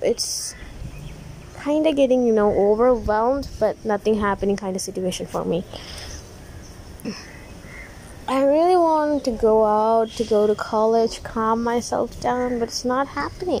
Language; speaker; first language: English; non-native, local second language; Tamil